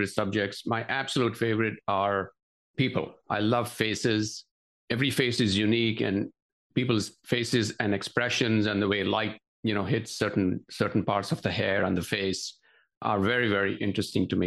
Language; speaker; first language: English; non-native, local second language; Gujarati